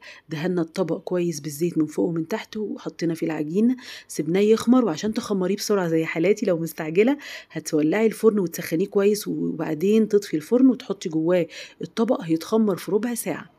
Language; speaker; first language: Arabic; native; Arabic